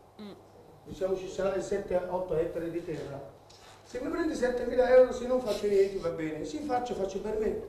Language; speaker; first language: Italian; non-native, learner; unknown